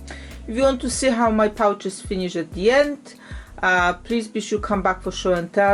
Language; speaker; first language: English; non-native, fluent; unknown